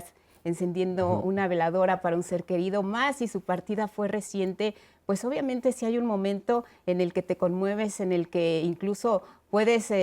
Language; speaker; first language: Spanish; native; Spanish